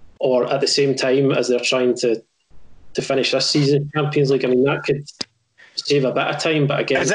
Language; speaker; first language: English; native; English